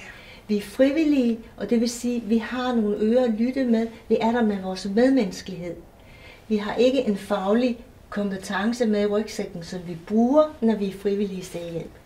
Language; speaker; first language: Danish; native; Danish